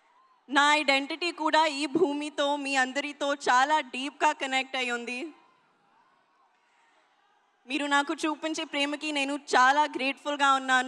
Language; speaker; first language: Telugu; non-native, learner; Hindi